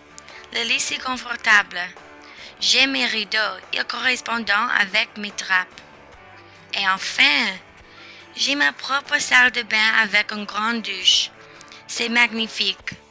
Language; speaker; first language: French; non-native, learner; English